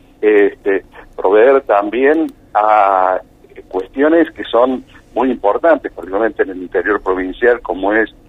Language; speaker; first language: Spanish; native; Spanish